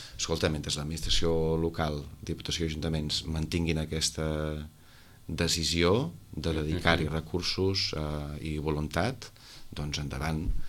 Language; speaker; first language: Catalan; native; Catalan